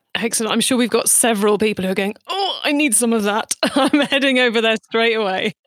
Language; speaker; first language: English; native; English